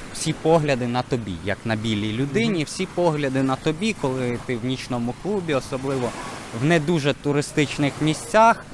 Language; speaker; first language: Ukrainian; native; Ukrainian